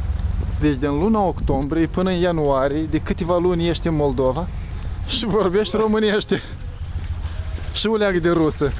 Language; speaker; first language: Romanian; native; Romanian